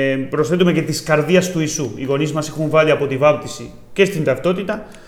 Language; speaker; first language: Greek; non-native, fluent; Spanish